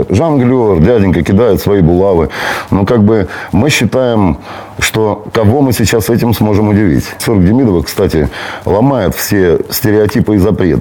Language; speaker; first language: Russian; native; Russian